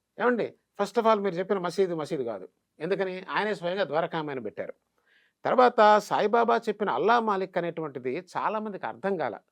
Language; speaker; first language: Telugu; native; Telugu